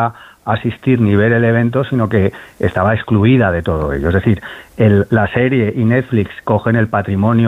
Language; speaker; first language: Spanish; native; Spanish